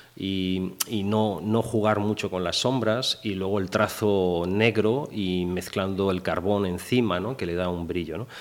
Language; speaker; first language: Spanish; early bilingual, heritage; French